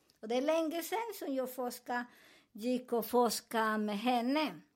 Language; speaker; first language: Swedish; non-native, learner; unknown